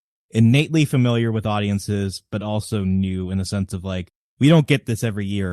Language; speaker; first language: English; native; English